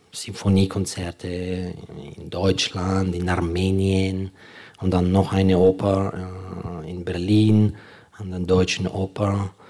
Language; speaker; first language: German; non-native, fluent; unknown